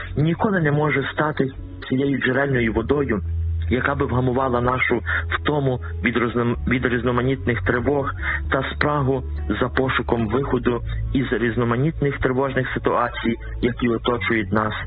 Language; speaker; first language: Ukrainian; native; Ukrainian